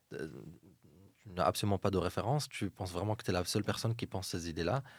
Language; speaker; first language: French; non-native, local second language; Arabic